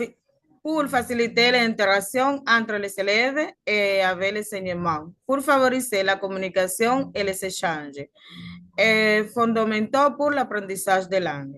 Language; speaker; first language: French; non-native, learner; Spanish